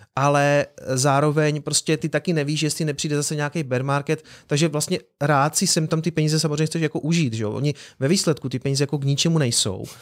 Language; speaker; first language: Czech; native; Czech